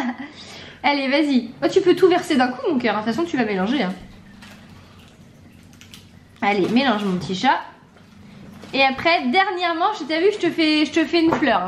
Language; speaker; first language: French; native; French